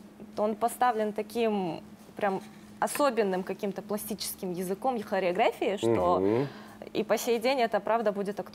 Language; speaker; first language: Russian; native; Russian